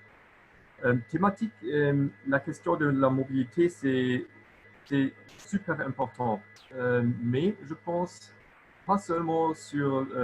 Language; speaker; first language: French; non-native, local second language; German